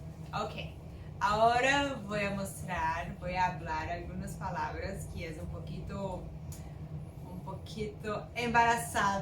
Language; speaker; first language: Spanish; non-native, learner; Portuguese